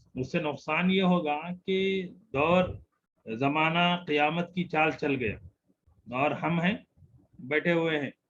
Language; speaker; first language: Urdu; native; Urdu